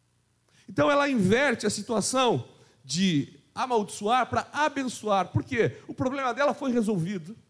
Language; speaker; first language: Portuguese; native; Portuguese